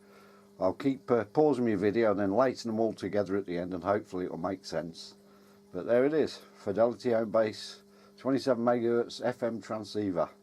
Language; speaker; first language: English; native; English